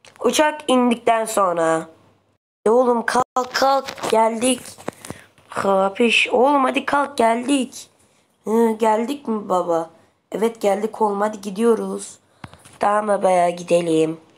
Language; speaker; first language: Turkish; native; Turkish